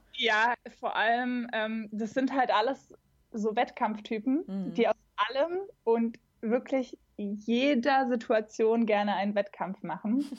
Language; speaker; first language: German; native; German